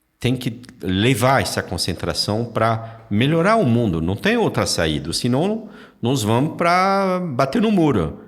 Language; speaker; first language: Portuguese; non-native, fluent; French